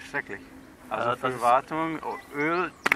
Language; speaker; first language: German; non-native, fluent; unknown